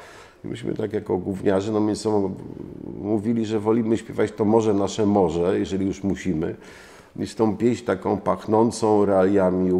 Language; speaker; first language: Polish; native; Polish